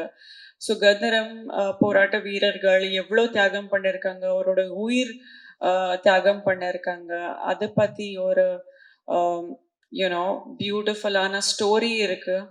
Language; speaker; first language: Tamil; non-native, local second language; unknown